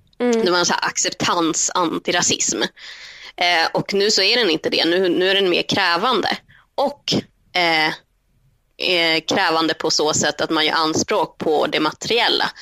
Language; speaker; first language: Swedish; early bilingual, other home language; Spanish